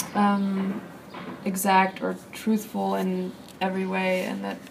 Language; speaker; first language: English; early bilingual, other home language; German